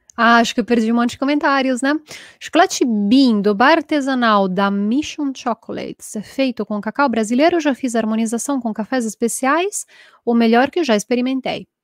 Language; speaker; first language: Portuguese; non-native, fluent; Italian